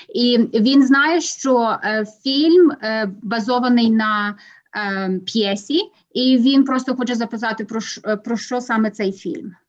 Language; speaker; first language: Ukrainian; native; Ukrainian